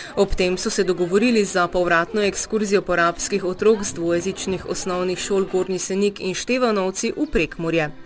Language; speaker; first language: Slovenian; native; Slovenian